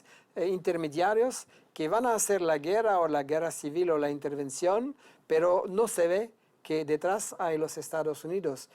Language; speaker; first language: Spanish; non-native, fluent; French